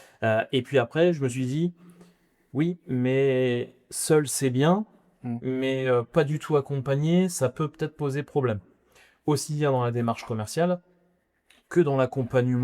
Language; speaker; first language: French; native; French